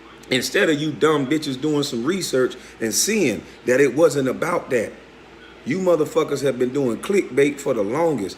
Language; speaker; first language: English; native; English